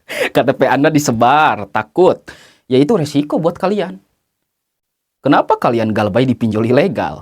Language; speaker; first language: Indonesian; native; Indonesian